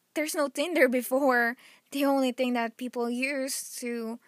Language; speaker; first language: English; non-native, local second language; Filipino